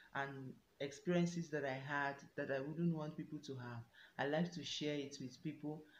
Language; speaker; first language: English; non-native, local second language; Igbo